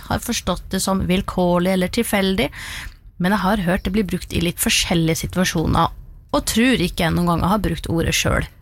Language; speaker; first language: Norwegian; native; Norwegian